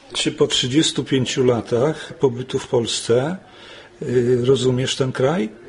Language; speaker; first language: Polish; native; Polish